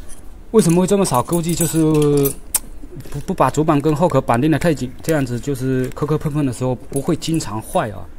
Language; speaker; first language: Chinese; native; Chinese